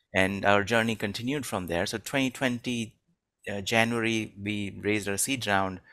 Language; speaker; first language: English; non-native, local second language; Hindi